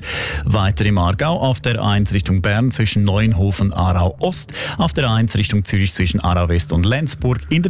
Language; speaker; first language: German; native; German